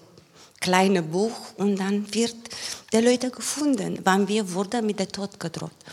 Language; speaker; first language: German; non-native, learner; Romanian